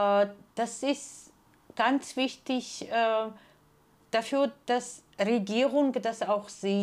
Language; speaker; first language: German; non-native, fluent; Georgian